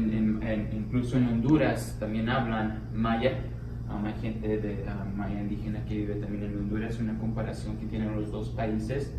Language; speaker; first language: Spanish; early bilingual, heritage; Spanish